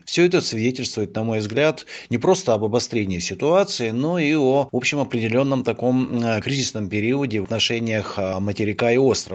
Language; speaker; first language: Russian; native; Russian